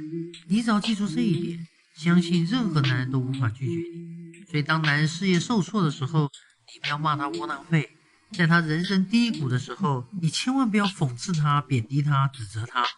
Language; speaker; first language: Chinese; native; Chinese